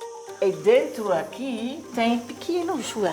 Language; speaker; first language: Portuguese; non-native, learner; Dutch